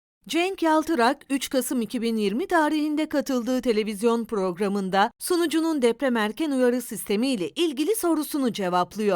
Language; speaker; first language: Turkish; native; Turkish